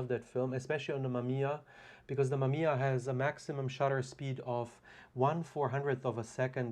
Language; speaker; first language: English; non-native, fluent; German